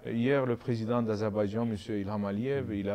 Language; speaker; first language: French; non-native, learner; Azerbaijani